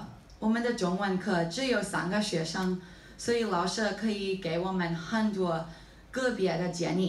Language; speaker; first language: Chinese; non-native, learner; English